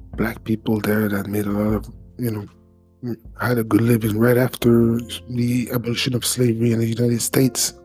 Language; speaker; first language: English; non-native, fluent; French